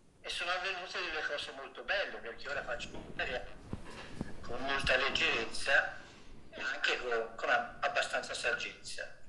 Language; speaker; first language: Italian; native; Italian